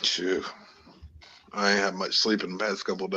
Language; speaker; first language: English; native; English